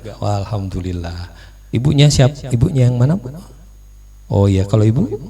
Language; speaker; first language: Indonesian; native; Indonesian